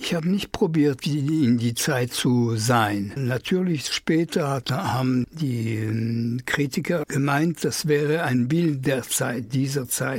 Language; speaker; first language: German; non-native, fluent; French